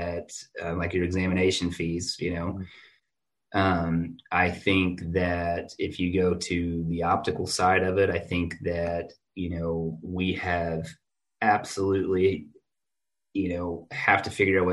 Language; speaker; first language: English; native; English